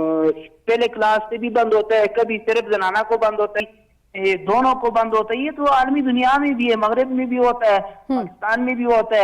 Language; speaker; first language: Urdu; non-native, learner; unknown